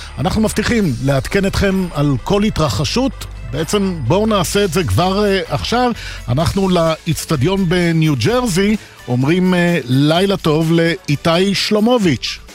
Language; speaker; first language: Hebrew; native; Hebrew